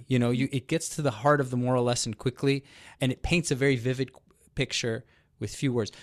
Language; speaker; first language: English; native; English